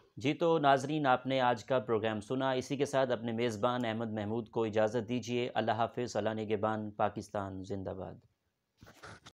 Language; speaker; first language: Urdu; non-native, local second language; Saraiki